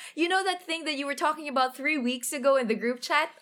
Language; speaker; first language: English; non-native, local second language; Filipino